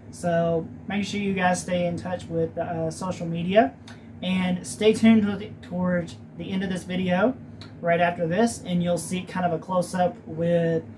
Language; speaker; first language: English; native; English